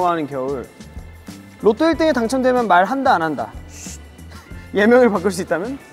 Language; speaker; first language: Korean; native; Korean